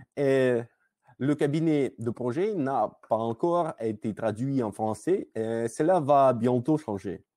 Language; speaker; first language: French; non-native, fluent; Russian